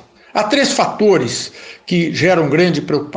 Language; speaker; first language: Portuguese; native; Portuguese